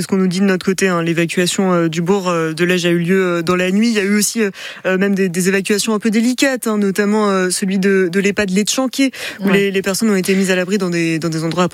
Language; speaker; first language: French; native; French